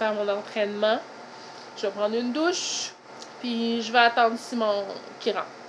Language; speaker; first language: French; native; French